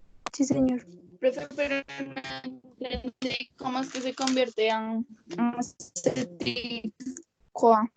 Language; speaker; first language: Spanish; native; Spanish